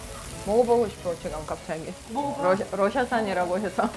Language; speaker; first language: Korean; non-native, fluent; Russian